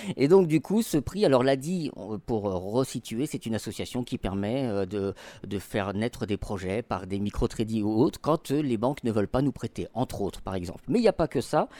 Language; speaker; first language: French; native; French